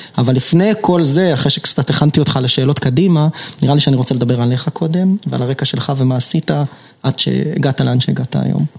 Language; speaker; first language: Hebrew; native; Hebrew